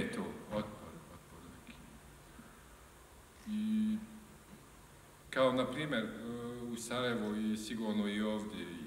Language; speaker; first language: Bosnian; non-native, learner; French